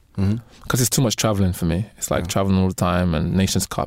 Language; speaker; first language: English; native; English